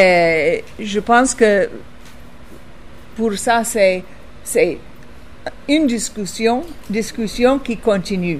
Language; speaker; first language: French; non-native, fluent; English